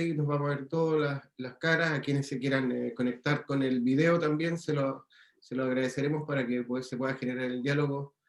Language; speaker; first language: Spanish; native; Spanish